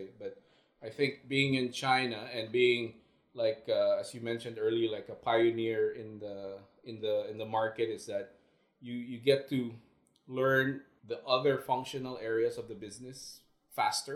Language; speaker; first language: English; non-native, local second language; Filipino